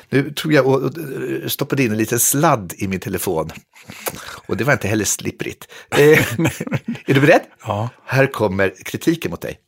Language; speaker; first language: Swedish; native; Swedish